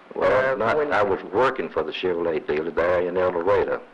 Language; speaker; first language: English; native; English